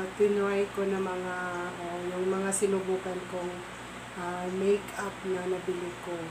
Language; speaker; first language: Filipino; non-native, local second language; Cebuano